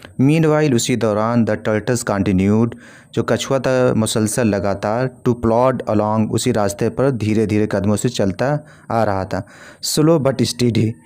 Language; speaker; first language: Hindi; native; Hindi